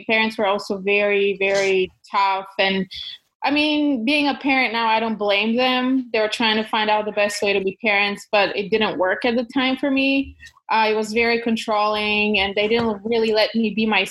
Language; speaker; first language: English; non-native, fluent; Bulgarian